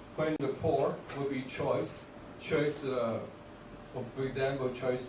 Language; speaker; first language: English; non-native, learner; Chinese